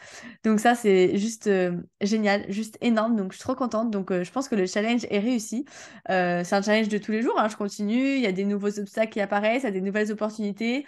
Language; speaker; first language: French; native; French